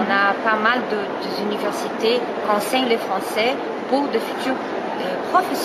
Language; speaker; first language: French; non-native, fluent; Portuguese